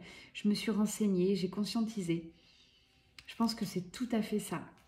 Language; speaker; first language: French; native; French